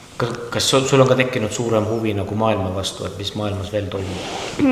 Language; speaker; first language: Estonian; native; Estonian